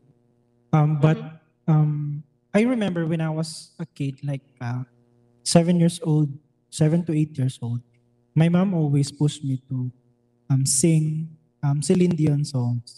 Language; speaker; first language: English; non-native, local second language; Filipino